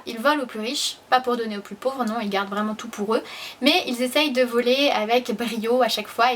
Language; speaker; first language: French; native; French